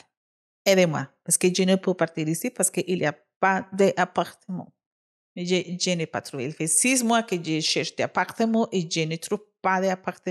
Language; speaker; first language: French; non-native, learner; Spanish